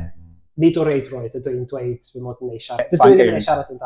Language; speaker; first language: Welsh; non-native, fluent; English